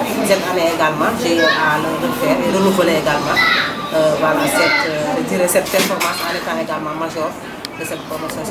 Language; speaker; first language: French; non-native, local second language; Fula